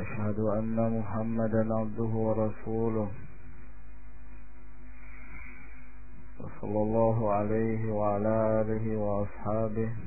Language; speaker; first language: Arabic; non-native, fluent; Indonesian